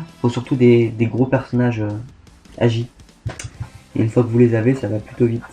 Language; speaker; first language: French; native; French